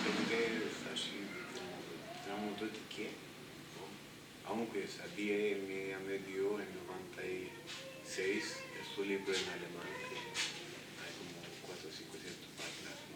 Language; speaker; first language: Spanish; non-native, fluent; Italian